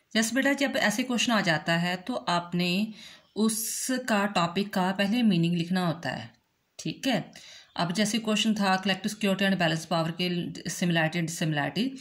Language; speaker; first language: Hindi; non-native, local second language; Punjabi